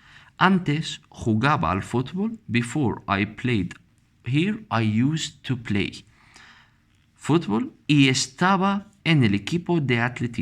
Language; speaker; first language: Spanish; non-native, fluent; Arabic